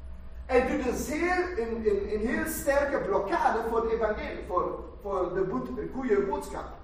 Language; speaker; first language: Dutch; non-native, fluent; German